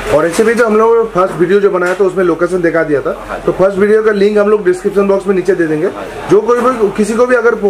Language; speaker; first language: Hindi; non-native, local second language; Bangla